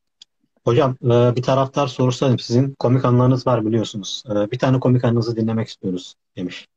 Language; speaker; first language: Turkish; native; Turkish